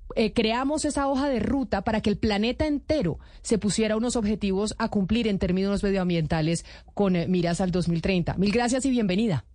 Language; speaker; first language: Spanish; native; Spanish